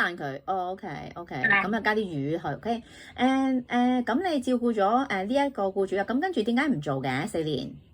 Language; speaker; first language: Cantonese; native; Cantonese